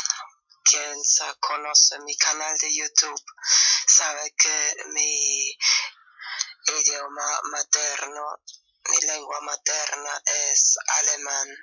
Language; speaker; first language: Spanish; non-native, fluent; German